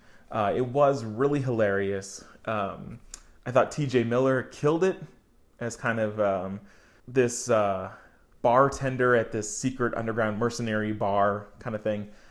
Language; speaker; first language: English; native; English